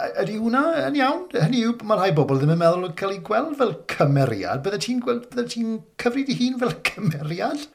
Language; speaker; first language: Welsh; native; Welsh